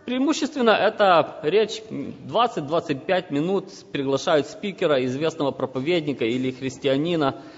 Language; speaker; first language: Russian; non-native, local second language; Ukrainian